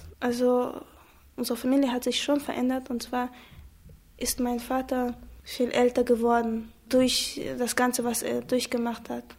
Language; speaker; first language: German; non-native, fluent; Chechen